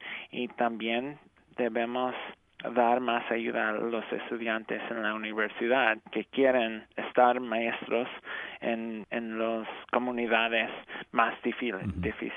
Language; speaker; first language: Spanish; early bilingual, heritage; English